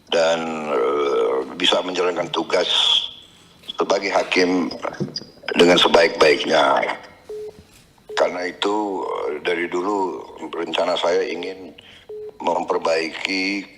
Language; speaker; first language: Indonesian; native; Indonesian